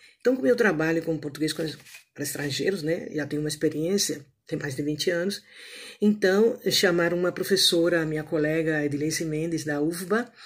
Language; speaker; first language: Portuguese; native; Portuguese